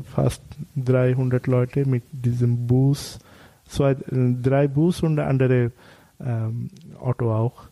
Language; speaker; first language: German; non-native, fluent; Bangla